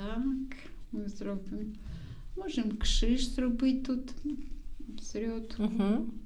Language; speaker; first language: Polish; non-native, learner; Ukrainian